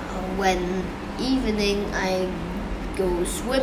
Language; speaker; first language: English; non-native, learner; Vietnamese